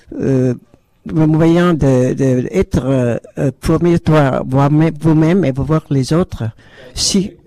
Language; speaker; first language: French; non-native, learner; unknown